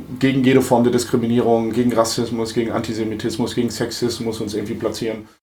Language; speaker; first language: German; native; German